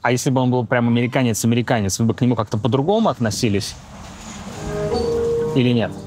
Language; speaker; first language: Russian; native; Russian